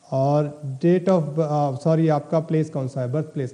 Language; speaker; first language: Hindi; native; Hindi